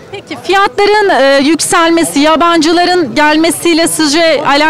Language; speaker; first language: Turkish; native; Turkish